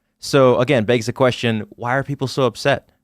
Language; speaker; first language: English; native; English